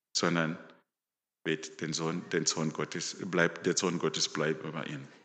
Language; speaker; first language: German; non-native, fluent; Shona